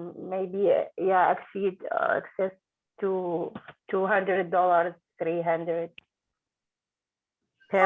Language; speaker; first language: English; non-native, learner; Arabic